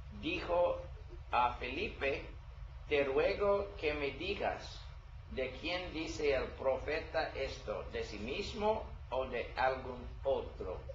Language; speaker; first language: Spanish; non-native, learner; English